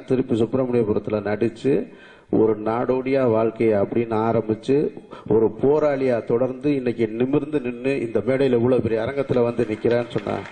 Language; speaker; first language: Tamil; native; Tamil